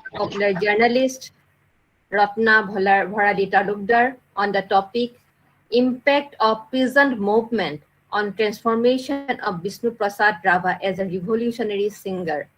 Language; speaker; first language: English; non-native, local second language; Assamese